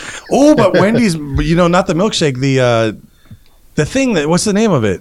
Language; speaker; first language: English; native; English